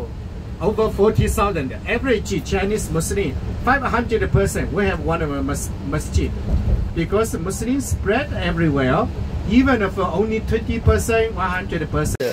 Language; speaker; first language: English; non-native, learner; Chinese